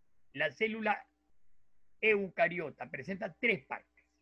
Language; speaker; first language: Spanish; native; Spanish